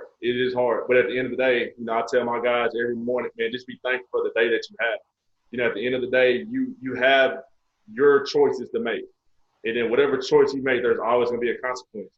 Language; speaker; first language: English; native; English